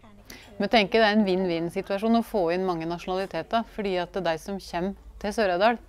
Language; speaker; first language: Norwegian; native; Norwegian